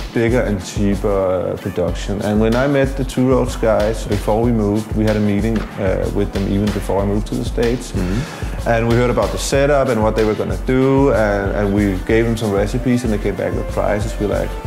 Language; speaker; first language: English; non-native, fluent; Danish